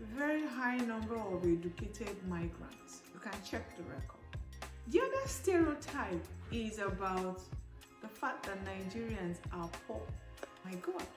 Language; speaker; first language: English; non-native, local second language; Igbo